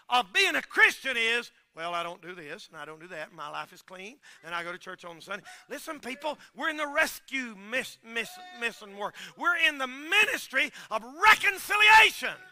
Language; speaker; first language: English; native; English